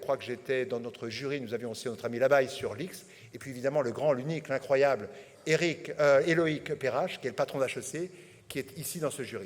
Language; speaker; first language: French; native; French